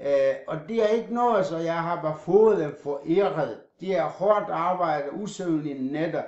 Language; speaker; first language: Danish; non-native, fluent; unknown